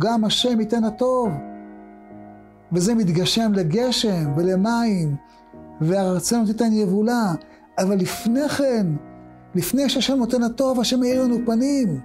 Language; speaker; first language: Hebrew; native; Hebrew